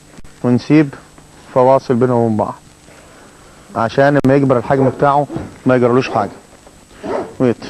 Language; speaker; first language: Arabic; native; Arabic